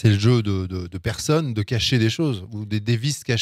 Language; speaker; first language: French; native; French